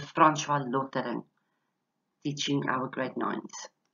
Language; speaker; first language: English; non-native, local second language; Afrikaans